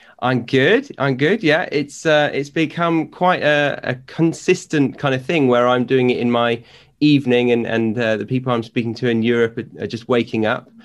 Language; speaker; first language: English; native; English